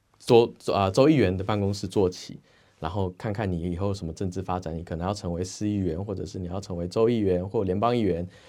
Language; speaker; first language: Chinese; native; Chinese